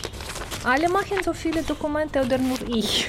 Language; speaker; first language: German; non-native, learner; Ukrainian